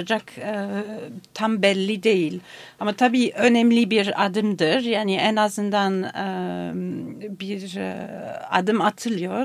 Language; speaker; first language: Turkish; non-native, fluent; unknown